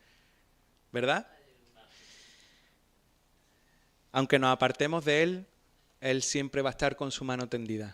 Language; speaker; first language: Spanish; native; Spanish